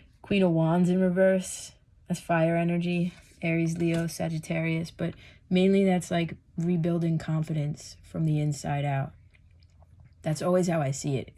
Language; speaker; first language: English; native; English